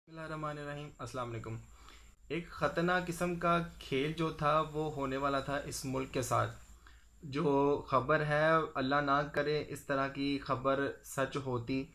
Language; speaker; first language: Urdu; non-native, local second language; Punjabi